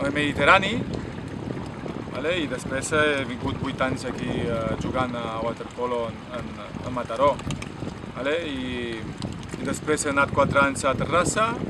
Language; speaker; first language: Catalan; non-native, fluent; Romanian